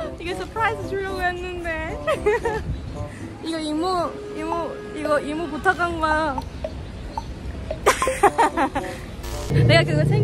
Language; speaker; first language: Korean; non-native, fluent; Cantonese